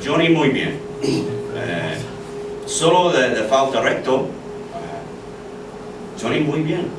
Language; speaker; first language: Spanish; non-native, learner; English